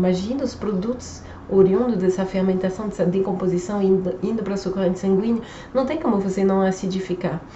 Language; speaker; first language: Portuguese; non-native, fluent; French